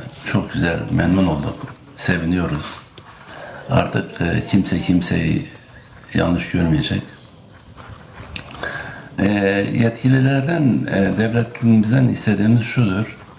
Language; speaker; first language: Turkish; non-native, local second language; Kurdish